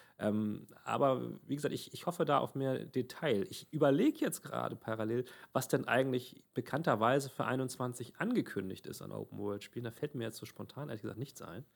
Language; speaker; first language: German; native; German